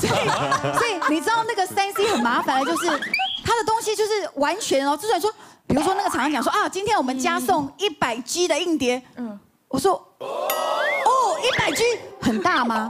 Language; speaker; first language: Chinese; native; Chinese